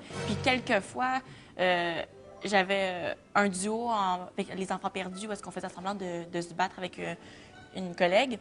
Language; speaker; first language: French; native; French